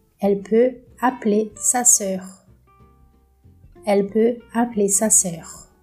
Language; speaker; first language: French; non-native, fluent; Portuguese